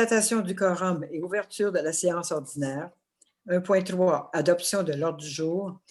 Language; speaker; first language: French; native; French